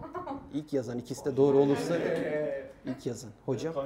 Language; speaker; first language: Turkish; native; Turkish